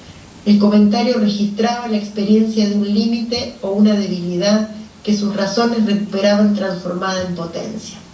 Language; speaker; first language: Spanish; native; Spanish